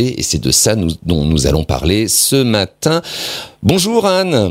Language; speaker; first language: French; native; French